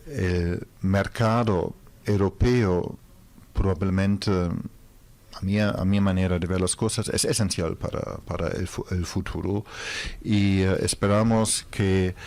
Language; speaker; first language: Spanish; non-native, fluent; German